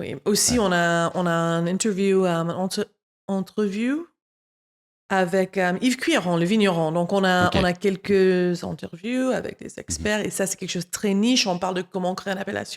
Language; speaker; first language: French; non-native, fluent; English